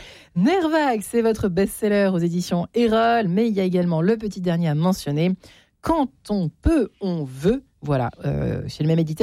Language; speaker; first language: French; native; French